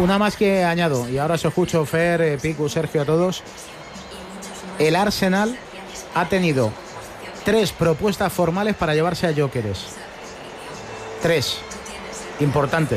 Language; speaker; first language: Spanish; native; Spanish